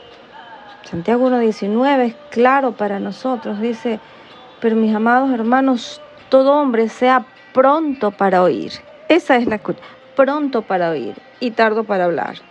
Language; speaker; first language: Spanish; native; Spanish